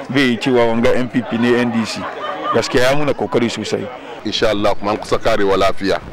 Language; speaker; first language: Hausa; native; Hausa